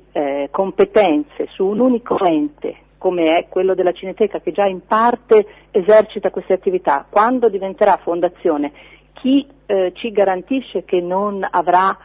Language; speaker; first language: Italian; native; Italian